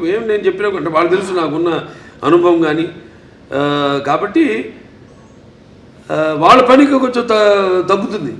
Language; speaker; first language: Telugu; native; Telugu